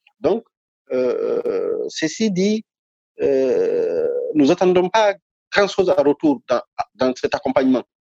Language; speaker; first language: French; non-native, local second language; Fula